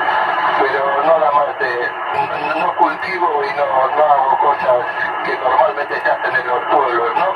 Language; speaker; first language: Spanish; native; Spanish